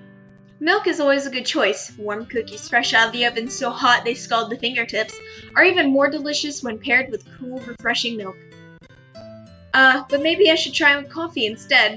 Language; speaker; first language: English; native; English